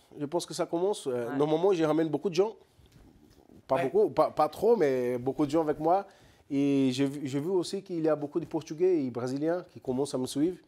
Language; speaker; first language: French; non-native, learner; Portuguese